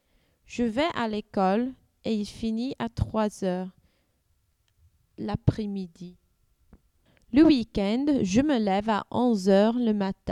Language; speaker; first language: French; non-native, learner; English